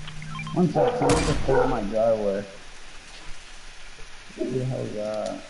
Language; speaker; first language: English; native; English